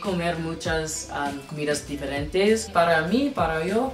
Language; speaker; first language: Spanish; non-native, learner; English